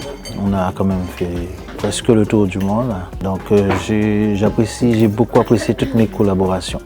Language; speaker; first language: French; native; French